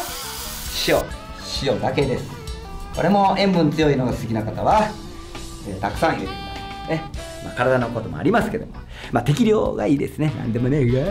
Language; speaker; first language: Japanese; native; Japanese